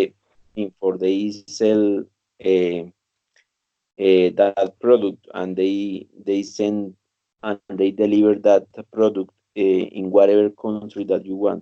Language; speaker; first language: English; non-native, learner; Spanish